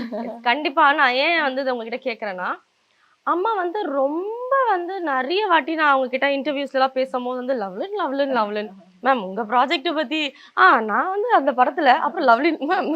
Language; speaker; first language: Tamil; native; Tamil